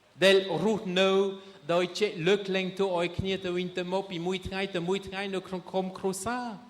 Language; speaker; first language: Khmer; non-native, fluent; French